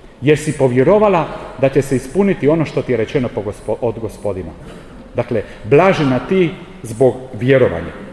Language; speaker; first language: Croatian; native; Croatian